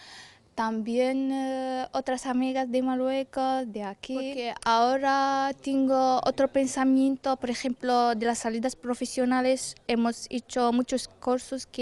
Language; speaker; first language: Spanish; non-native, fluent; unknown